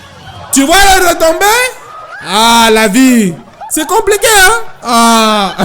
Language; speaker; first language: French; native; French